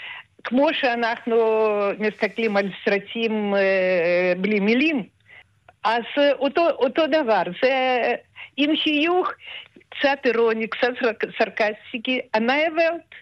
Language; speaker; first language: Hebrew; non-native, fluent; Russian